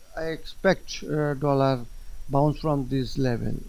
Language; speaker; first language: English; non-native, local second language; Bangla